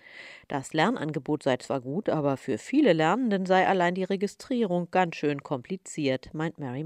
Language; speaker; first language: German; native; German